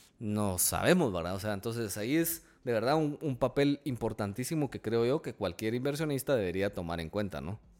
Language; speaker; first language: Spanish; native; Spanish